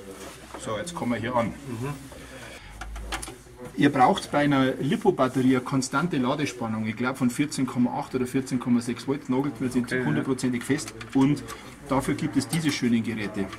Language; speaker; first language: German; native; German